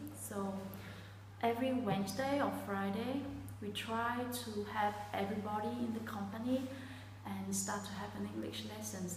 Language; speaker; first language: English; non-native, fluent; Vietnamese